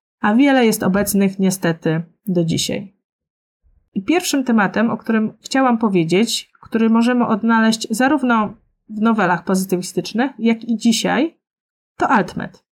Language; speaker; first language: Polish; native; Polish